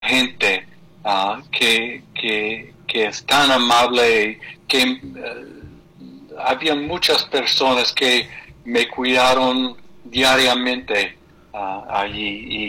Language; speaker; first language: Spanish; non-native, fluent; English